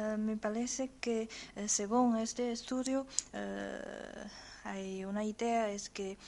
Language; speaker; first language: Spanish; non-native, learner; Chinese